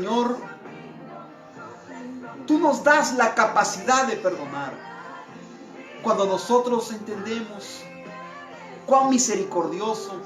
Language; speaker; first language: Spanish; native; Spanish